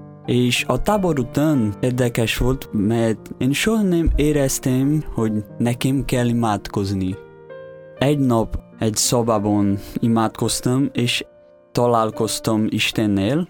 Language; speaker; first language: Hungarian; non-native, fluent; Portuguese